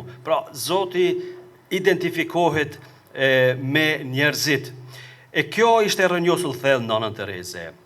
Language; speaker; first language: Albanian; native; Albanian